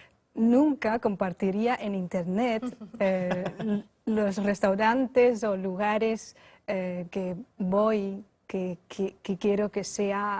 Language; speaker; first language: Spanish; non-native, fluent; Chinese